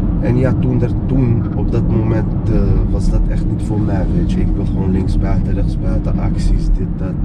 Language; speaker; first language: Dutch; early bilingual, other home language; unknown